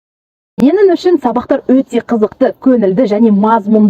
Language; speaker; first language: Kazakh; non-native, learner; Russian